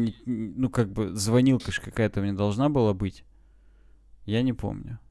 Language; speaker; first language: Russian; native; Russian